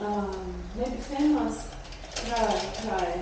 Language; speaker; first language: English; non-native, learner; Russian